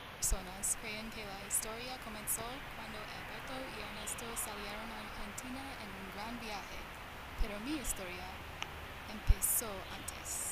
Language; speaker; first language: Spanish; non-native, learner; English